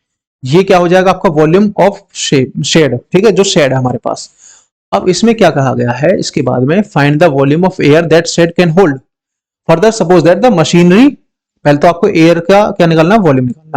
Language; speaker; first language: Hindi; native; Hindi